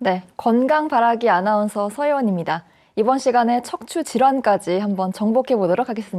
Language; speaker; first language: Korean; native; Korean